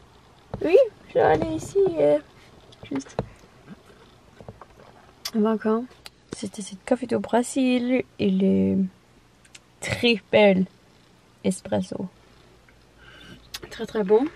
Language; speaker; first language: French; non-native, learner; Norwegian